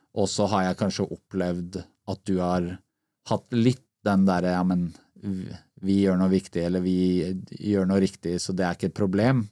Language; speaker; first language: Norwegian; native; Norwegian